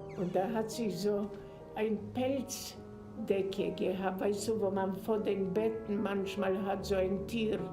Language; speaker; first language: German; non-native, fluent; Polish